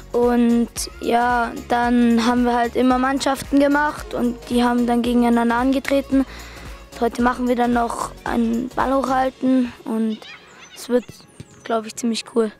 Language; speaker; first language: German; native; German